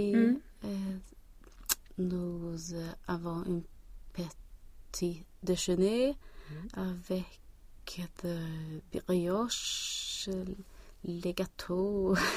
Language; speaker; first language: French; non-native, learner; Swedish